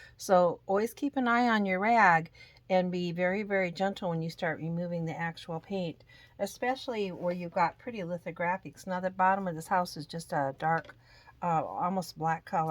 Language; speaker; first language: English; native; English